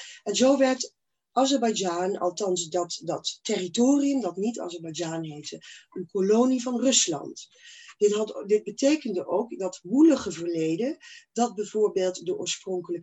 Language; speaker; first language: Dutch; native; Dutch